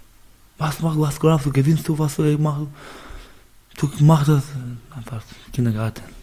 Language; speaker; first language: German; non-native, learner; Baluchi